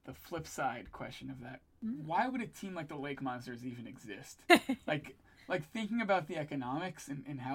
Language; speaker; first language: English; native; English